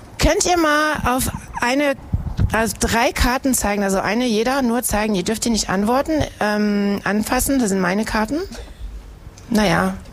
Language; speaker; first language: German; non-native, fluent; French